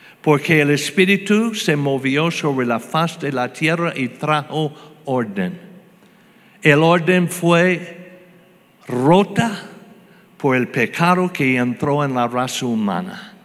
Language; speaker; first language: Spanish; non-native, fluent; English